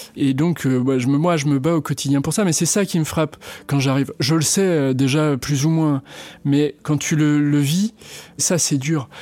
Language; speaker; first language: French; native; French